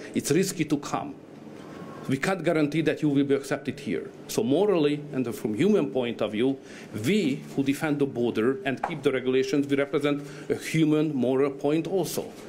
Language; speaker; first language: English; non-native, fluent; Hungarian